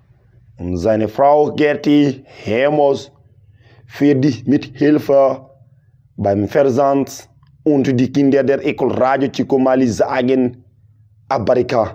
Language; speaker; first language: German; non-native, local second language; Bambara